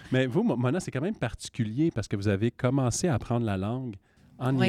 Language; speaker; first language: French; native; French